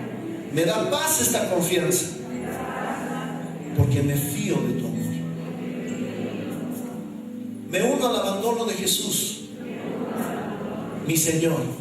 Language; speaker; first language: Spanish; native; Spanish